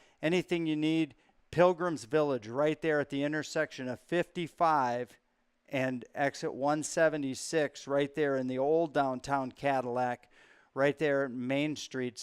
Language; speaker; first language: English; native; English